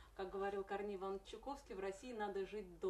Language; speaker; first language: Russian; native; Russian